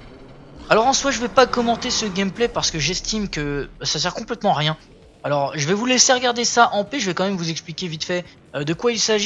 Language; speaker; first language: French; native; French